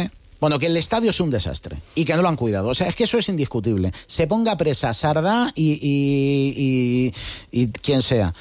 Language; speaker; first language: Spanish; native; Spanish